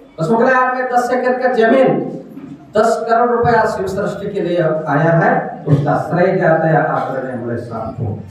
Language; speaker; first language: Hindi; non-native, local second language; Marathi